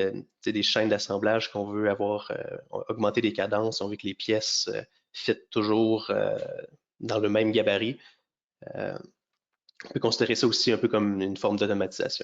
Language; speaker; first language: French; native; French